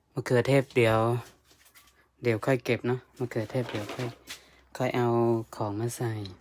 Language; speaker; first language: Thai; native; Thai